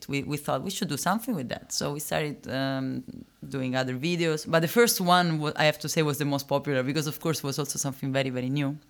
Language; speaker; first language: English; non-native, fluent; Italian